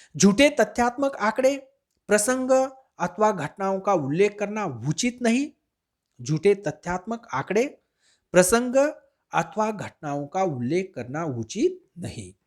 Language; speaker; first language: Hindi; non-native, local second language; Marathi